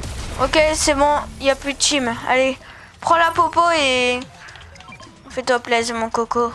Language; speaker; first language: French; native; French